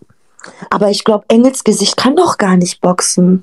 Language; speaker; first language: German; native; German